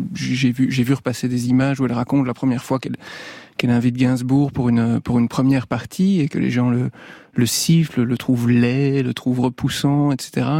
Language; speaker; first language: French; native; French